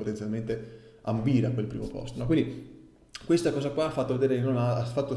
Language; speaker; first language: Italian; native; Italian